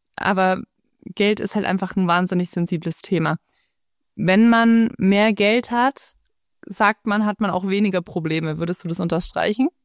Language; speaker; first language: German; native; German